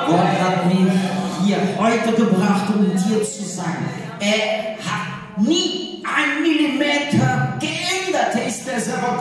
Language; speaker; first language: German; non-native, learner; Portuguese